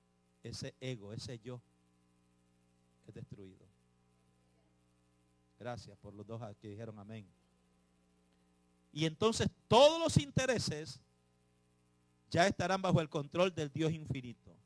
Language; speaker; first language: Spanish; native; Spanish